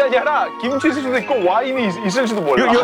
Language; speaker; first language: Korean; non-native, fluent; Italian